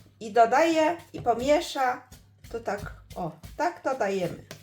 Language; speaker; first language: Polish; non-native, learner; Chinese